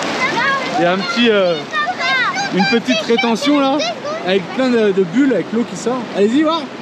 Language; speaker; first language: French; native; French